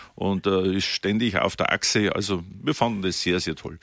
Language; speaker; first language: German; native; German